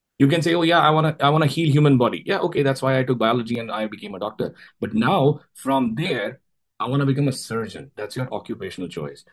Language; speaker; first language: English; non-native, local second language; Urdu